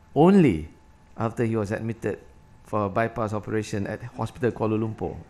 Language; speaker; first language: English; non-native, local second language; Malay